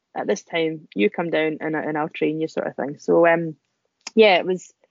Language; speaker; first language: English; native; English